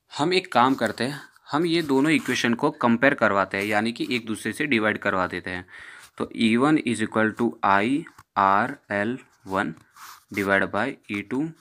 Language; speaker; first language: Hindi; non-native, local second language; Gujarati